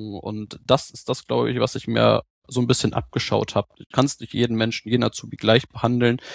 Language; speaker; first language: German; native; German